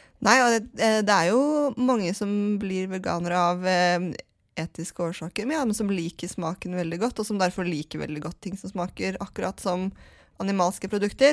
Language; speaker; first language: Norwegian; native; Norwegian